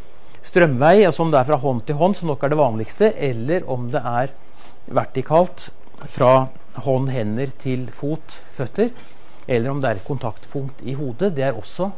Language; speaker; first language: Norwegian; native; Norwegian